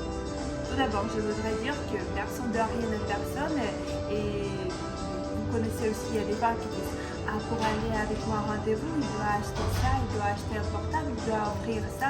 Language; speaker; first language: French; non-native, local second language; Ukrainian